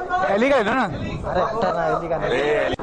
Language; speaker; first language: Hindi; non-native, local second language; Marathi